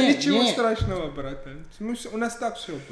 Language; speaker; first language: Russian; non-native, learner; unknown